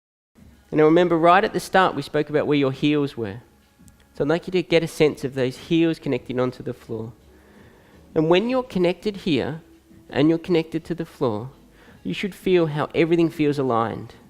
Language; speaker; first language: English; native; English